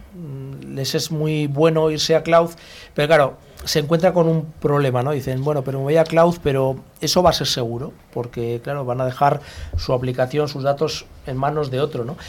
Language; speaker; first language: Spanish; native; Spanish